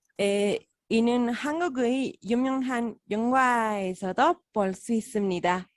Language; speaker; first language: Korean; non-native, fluent; Spanish